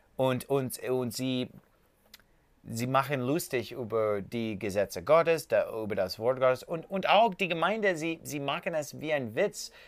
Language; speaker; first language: German; non-native, learner; English